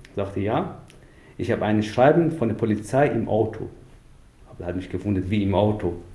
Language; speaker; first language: German; non-native, fluent; Persian